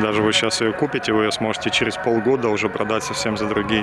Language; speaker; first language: Russian; native; Russian